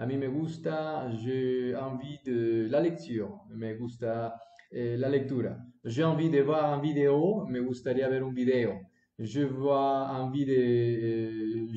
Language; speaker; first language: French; non-native, learner; Spanish